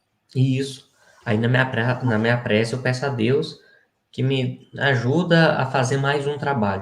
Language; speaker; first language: Portuguese; native; Portuguese